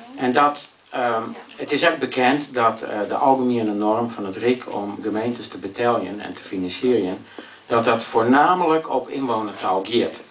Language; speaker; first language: Dutch; non-native, local second language; Western Frisian